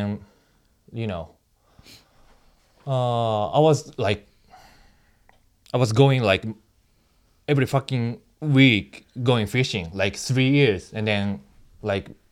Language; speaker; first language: English; non-native, learner; Japanese